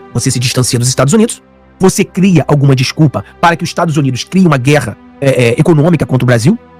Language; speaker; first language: Portuguese; native; Portuguese